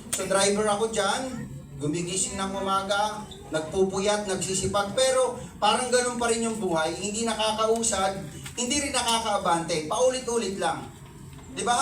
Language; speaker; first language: Filipino; non-native, local second language; Cebuano